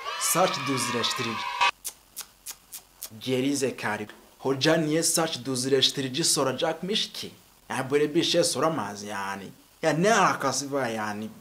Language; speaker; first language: Turkish; native; Turkish